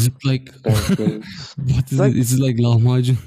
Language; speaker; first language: English; non-native, fluent; Turkish